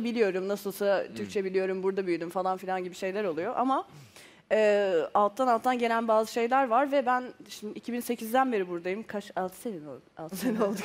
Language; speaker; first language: Turkish; non-native, local second language; English